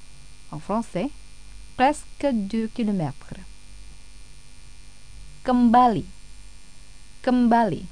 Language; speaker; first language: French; non-native, fluent; Indonesian